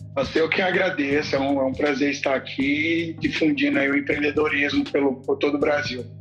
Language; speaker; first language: Portuguese; native; Portuguese